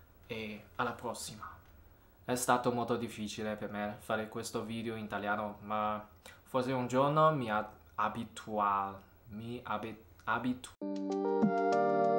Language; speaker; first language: Italian; non-native, learner; English